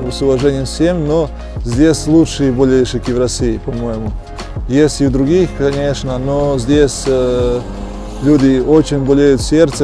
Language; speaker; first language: Russian; non-native, learner; Serbian